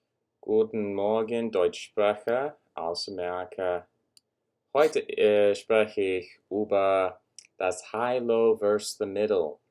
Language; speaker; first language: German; non-native, learner; English